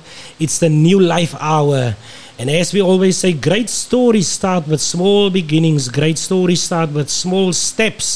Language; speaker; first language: English; non-native, local second language; Afrikaans